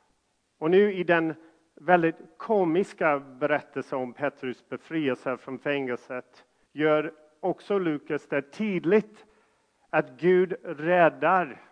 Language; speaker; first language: Swedish; non-native, fluent; English